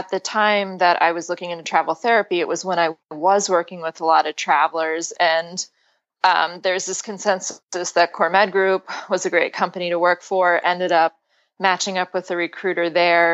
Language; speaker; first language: English; native; English